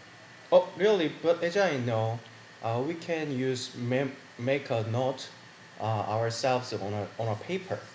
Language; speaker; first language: English; non-native, learner; Korean